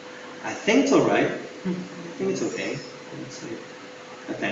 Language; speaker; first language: English; non-native, fluent; Spanish